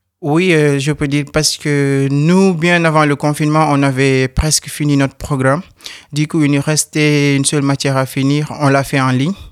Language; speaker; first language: French; non-native, local second language; Wolof